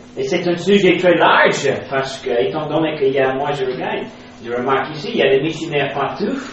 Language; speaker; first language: French; non-native, fluent; English